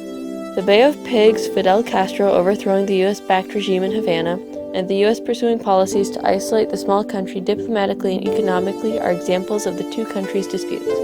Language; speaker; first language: English; native; English